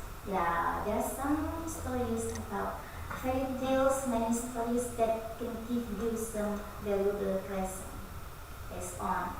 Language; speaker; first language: English; non-native, fluent; Indonesian